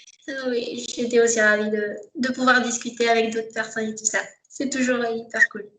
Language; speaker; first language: French; non-native, local second language; Malagasy